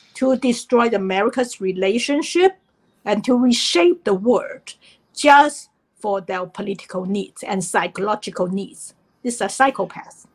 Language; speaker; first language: English; non-native, fluent; Chinese